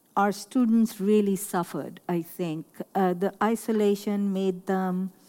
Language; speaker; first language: English; non-native, local second language; Urdu